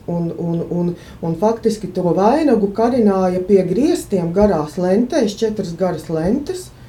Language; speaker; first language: Latvian; native; Latvian